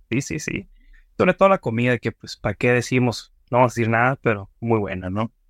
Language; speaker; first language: Spanish; native; Spanish